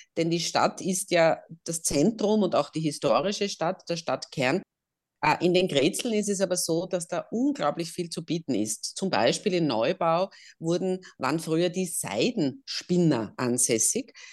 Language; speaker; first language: German; native; German